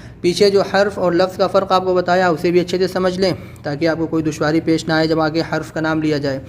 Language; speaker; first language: Urdu; native; Urdu